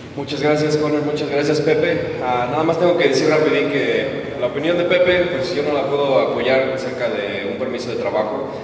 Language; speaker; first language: Spanish; native; Spanish